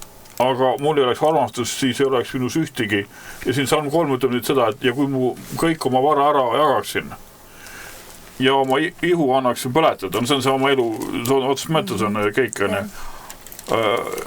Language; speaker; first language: Estonian; native; Estonian